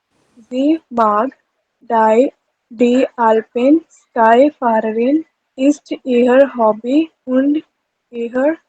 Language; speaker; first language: German; non-native, learner; Hindi